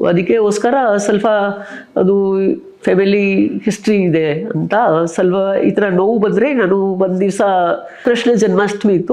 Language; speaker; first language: Kannada; non-native, local second language; Hindi